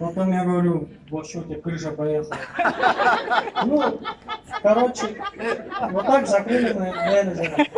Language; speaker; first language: Russian; non-native, local second language; Kyrgyz